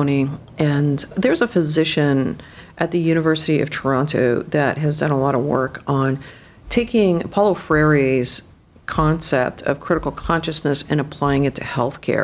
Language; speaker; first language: English; native; English